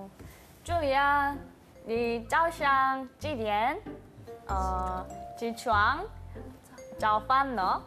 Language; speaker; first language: Chinese; non-native, learner; Korean